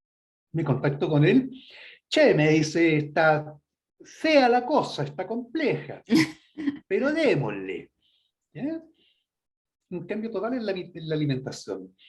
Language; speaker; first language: Spanish; native; Spanish